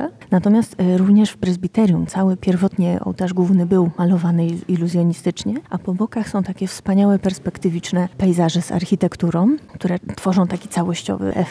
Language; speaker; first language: Polish; native; Polish